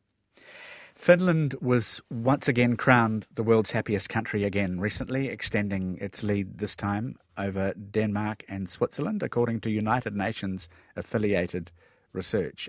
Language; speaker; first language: English; native; English